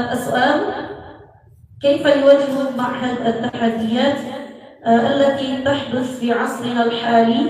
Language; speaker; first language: Arabic; non-native, fluent; Indonesian